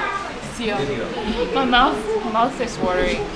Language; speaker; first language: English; non-native, fluent; Korean